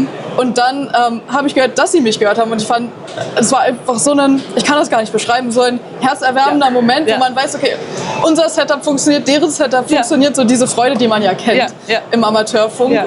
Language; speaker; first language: German; native; German